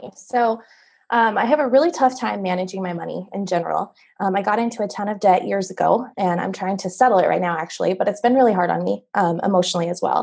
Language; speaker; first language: English; native; English